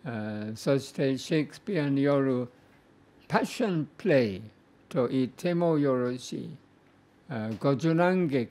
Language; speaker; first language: Japanese; non-native, fluent; English